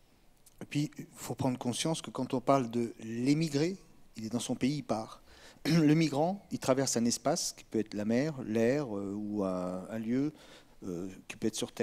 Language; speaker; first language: French; native; French